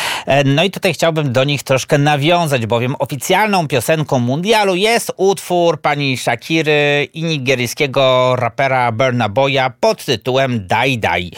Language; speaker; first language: Polish; native; Polish